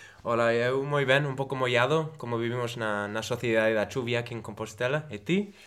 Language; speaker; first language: Galician; non-native, local second language; Spanish